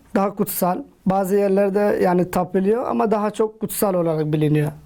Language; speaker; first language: Turkish; non-native, fluent; Urdu